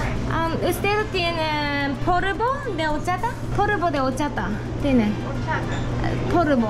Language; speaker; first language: Spanish; non-native, learner; Japanese